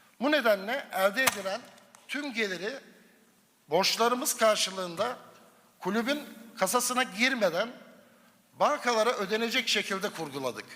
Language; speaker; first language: Turkish; native; Turkish